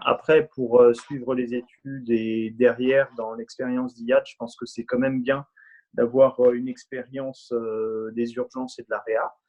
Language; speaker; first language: French; native; French